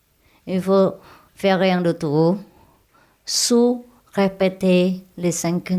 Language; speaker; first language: French; non-native, learner; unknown